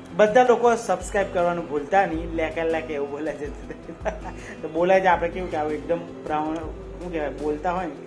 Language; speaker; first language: Gujarati; native; Gujarati